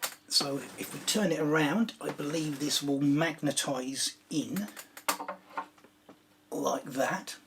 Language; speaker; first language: English; native; English